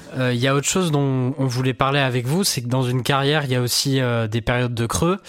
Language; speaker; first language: French; native; French